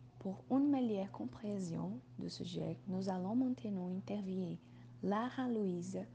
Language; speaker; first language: French; non-native, learner; Portuguese